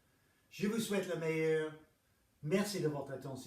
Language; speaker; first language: French; non-native, fluent; English